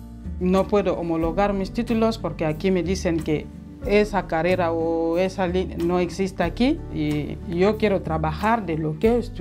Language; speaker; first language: Spanish; non-native, fluent; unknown